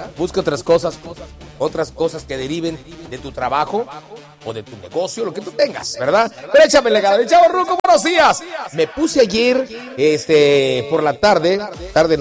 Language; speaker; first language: Spanish; native; Spanish